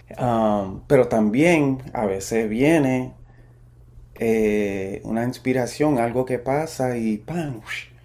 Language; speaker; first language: Spanish; early bilingual, heritage; Spanish